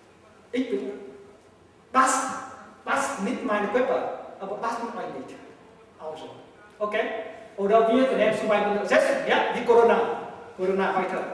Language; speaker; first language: German; non-native, learner; Vietnamese